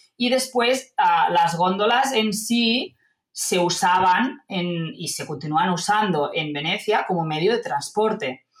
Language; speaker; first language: Spanish; non-native, local second language; Catalan